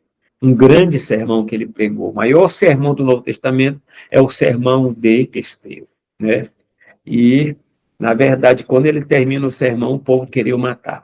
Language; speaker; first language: Portuguese; native; Portuguese